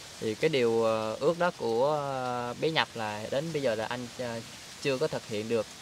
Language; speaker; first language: Vietnamese; native; Vietnamese